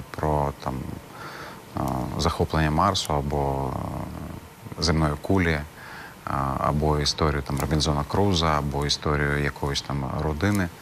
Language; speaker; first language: Ukrainian; non-native, local second language; Crimean Tatar